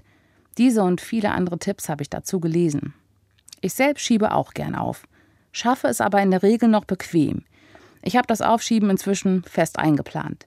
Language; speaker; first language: German; native; German